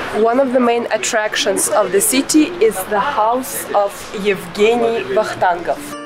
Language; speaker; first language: English; non-native, fluent; Russian